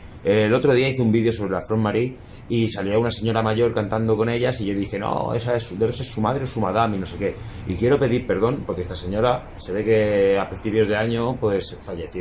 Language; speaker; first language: Spanish; native; Spanish